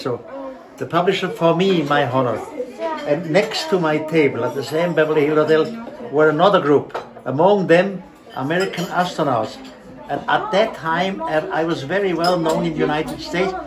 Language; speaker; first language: English; non-native, fluent; German